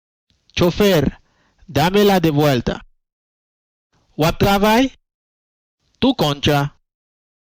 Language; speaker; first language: Spanish; non-native, fluent; Haitian Creole